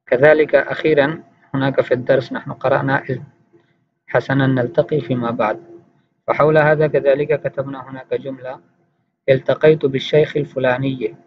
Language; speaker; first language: Arabic; non-native, fluent; Urdu